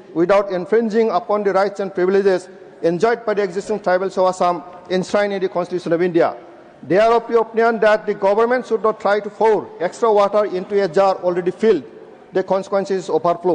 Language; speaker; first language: English; non-native, local second language; Bodo